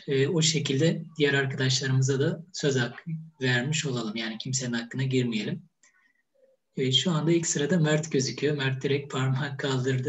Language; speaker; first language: Turkish; native; Turkish